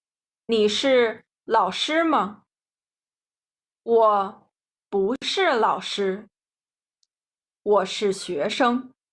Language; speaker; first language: Chinese; non-native, fluent; Nepali